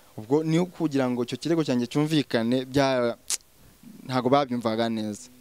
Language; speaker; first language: Kinyarwanda; early bilingual, heritage; Swahili